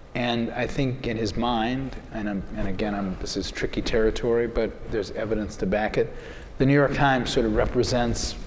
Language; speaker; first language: English; native; English